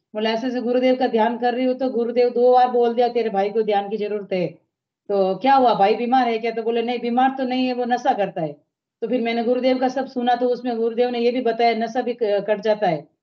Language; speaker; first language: Hindi; native; Hindi